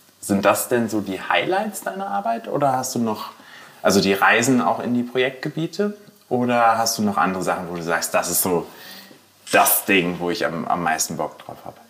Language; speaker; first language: German; native; German